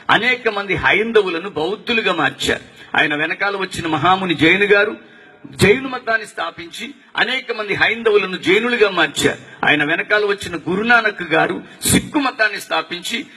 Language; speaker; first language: Telugu; non-native, local second language; Tamil